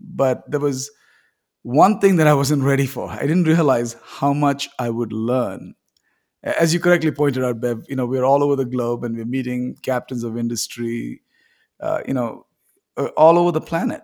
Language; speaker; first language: English; non-native, local second language; Tamil